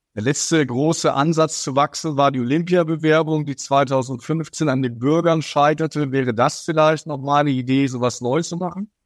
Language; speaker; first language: German; native; German